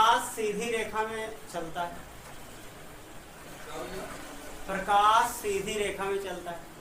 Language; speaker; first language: Hindi; native; Hindi